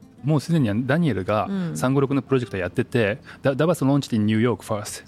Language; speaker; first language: Japanese; native; Japanese